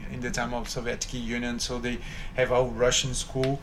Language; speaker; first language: English; non-native, fluent; Portuguese